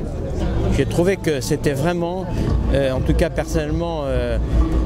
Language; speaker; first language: French; native; French